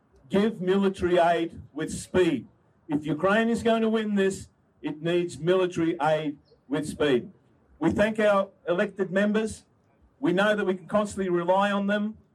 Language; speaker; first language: English; early bilingual, other home language; Ukrainian